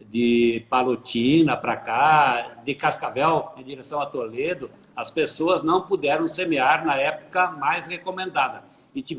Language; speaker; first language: Portuguese; native; Portuguese